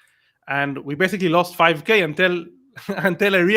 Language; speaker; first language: English; non-native, fluent; Hebrew